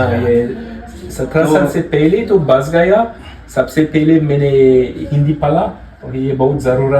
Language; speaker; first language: Hindi; non-native, learner; French